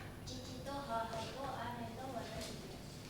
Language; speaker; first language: Japanese; non-native, learner; Indonesian